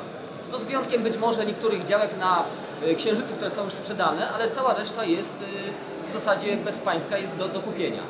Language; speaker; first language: Polish; native; Polish